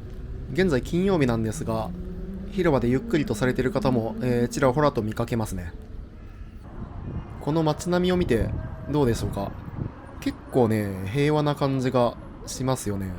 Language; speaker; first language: Japanese; native; Japanese